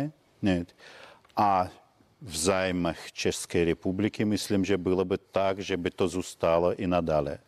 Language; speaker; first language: Czech; non-native, fluent; Russian